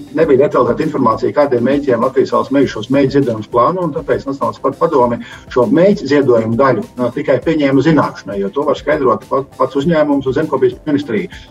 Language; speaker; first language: Latvian; non-native, fluent; Hungarian